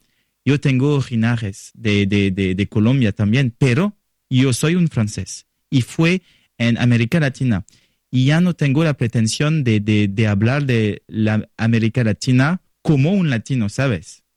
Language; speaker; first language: Spanish; non-native, learner; French